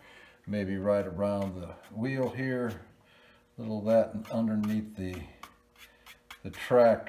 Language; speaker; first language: English; native; English